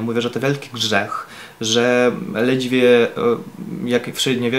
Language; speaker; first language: Polish; non-native, fluent; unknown